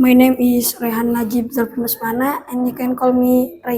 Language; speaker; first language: English; non-native, learner; Indonesian